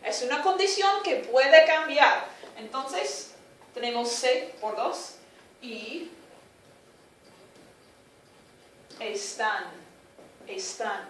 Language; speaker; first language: Spanish; non-native, fluent; English